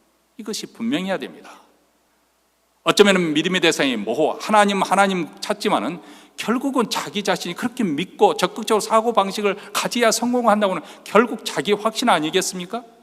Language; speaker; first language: Korean; native; Korean